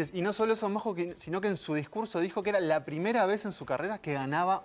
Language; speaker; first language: Spanish; native; Spanish